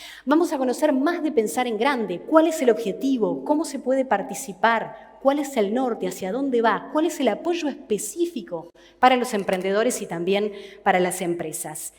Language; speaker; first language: Spanish; native; Spanish